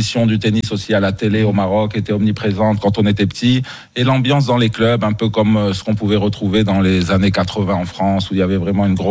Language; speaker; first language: French; non-native, local second language; Arabic